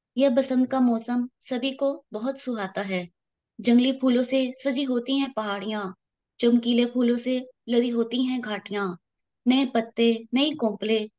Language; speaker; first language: Hindi; native; Hindi